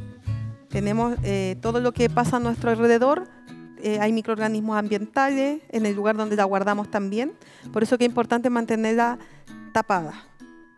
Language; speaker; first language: Spanish; native; Spanish